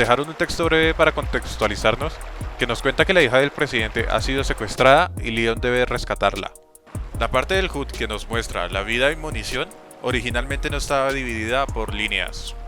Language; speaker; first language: Spanish; native; Spanish